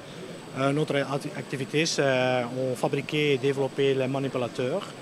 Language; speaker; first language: French; non-native, local second language; Dutch